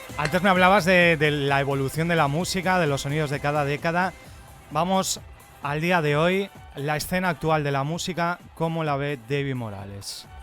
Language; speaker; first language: Spanish; native; Spanish